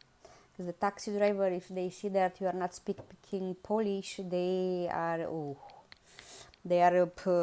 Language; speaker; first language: English; non-native, learner; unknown